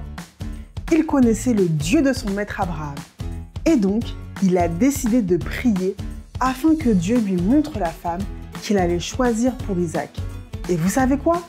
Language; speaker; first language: French; native; French